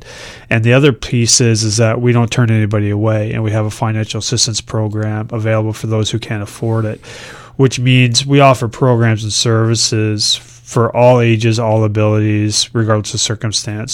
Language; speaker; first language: English; native; English